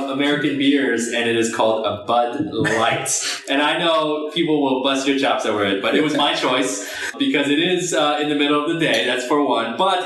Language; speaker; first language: English; native; English